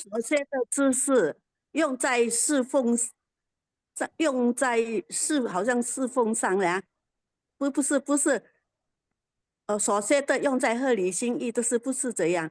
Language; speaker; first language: Chinese; non-native, learner; Indonesian